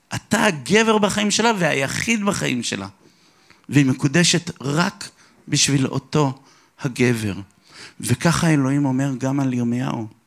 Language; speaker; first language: Hebrew; early bilingual, other home language; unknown